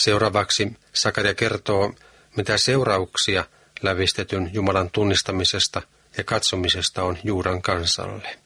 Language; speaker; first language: Finnish; native; Finnish